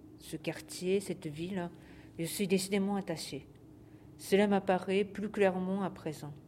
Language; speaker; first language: French; non-native, fluent; Japanese